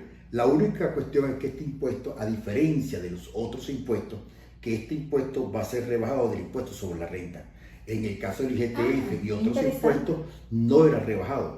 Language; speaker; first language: Spanish; native; Spanish